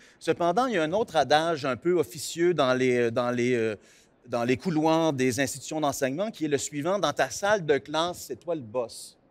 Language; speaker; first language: French; native; French